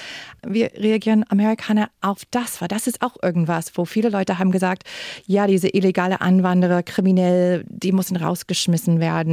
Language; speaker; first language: German; non-native, fluent; English